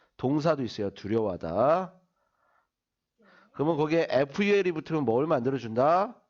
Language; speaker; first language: Korean; native; Korean